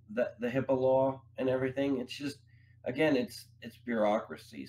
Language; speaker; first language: English; native; English